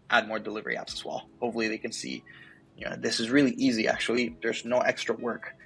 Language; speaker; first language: English; early bilingual, other home language; Spanish